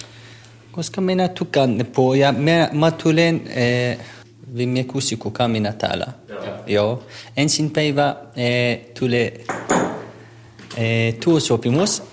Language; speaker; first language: Finnish; non-native, learner; Kurdish